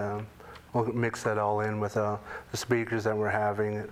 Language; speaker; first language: English; native; English